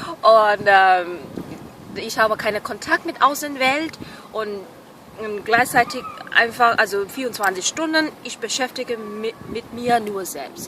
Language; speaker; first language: German; non-native, fluent; Burmese